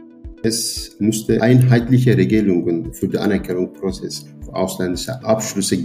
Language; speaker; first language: German; non-native, fluent; Turkish